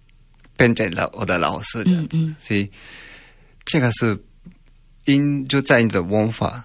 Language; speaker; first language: Chinese; non-native, fluent; Japanese